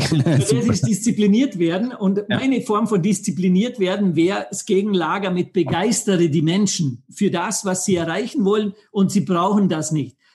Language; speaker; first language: German; native; German